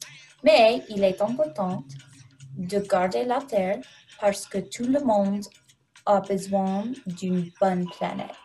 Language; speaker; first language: French; non-native, learner; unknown